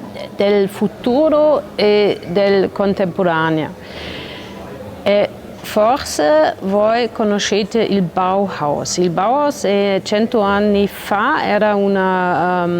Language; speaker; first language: Italian; non-native, learner; German